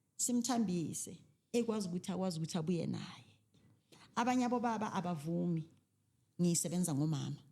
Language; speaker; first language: Zulu; non-native, local second language; Southern Sotho